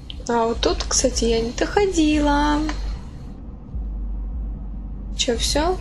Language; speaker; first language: Russian; native; Russian